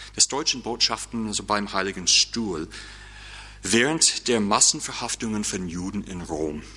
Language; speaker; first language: German; non-native, fluent; English